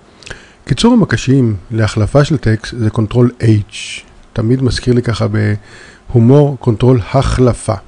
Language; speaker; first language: Hebrew; native; Hebrew